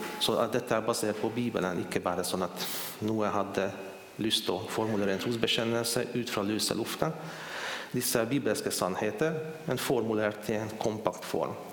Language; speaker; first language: Swedish; non-native, fluent; Hungarian